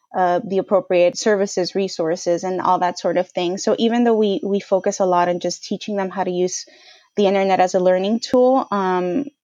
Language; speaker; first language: English; native; English